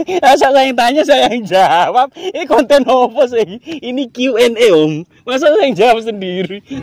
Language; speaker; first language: Indonesian; non-native, local second language; Javanese